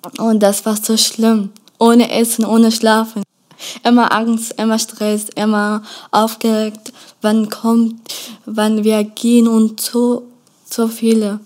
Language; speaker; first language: German; non-native, learner; Kurdish